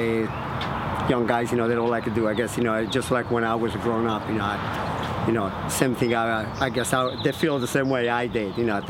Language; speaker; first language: English; non-native, fluent; Italian